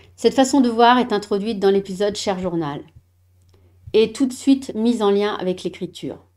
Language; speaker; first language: French; native; French